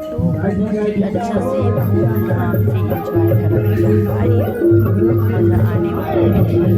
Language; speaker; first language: Hindi; non-native, local second language; Chhattisgarhi